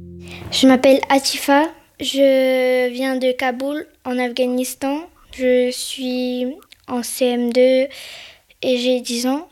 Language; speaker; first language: French; early bilingual, other home language; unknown